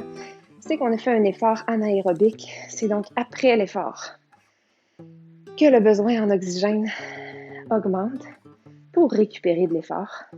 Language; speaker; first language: French; native; French